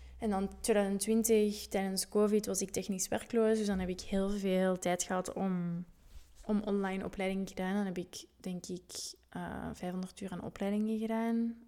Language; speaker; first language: Dutch; native; Dutch